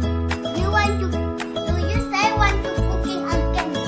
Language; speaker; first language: English; non-native, learner; Indonesian